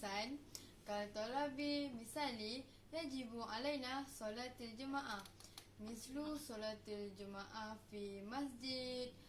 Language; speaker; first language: Arabic; non-native, learner; Indonesian